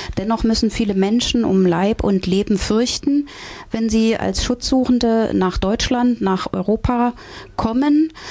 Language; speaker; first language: German; native; German